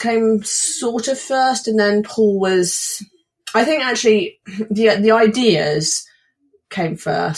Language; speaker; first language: English; native; English